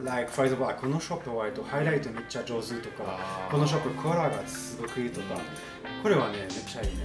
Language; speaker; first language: Japanese; non-native, learner; French